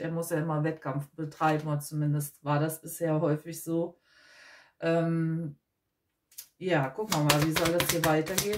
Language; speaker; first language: German; native; German